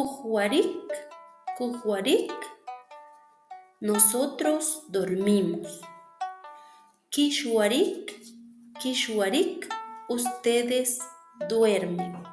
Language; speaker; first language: Spanish; non-native, local second language; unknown